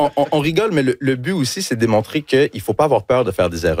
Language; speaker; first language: French; early bilingual, other home language; English